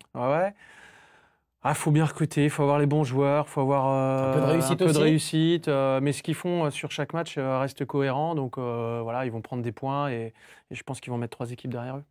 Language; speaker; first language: French; native; French